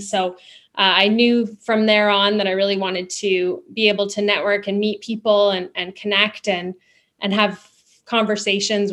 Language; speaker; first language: English; native; English